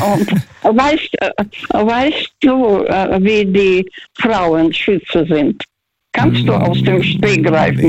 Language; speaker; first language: German; non-native, fluent; Russian